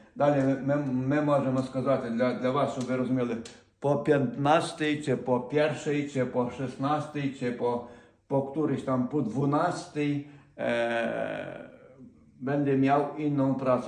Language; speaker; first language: Polish; non-native, fluent; Ukrainian